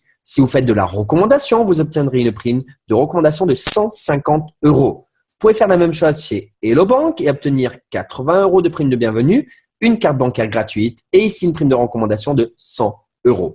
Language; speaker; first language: French; native; French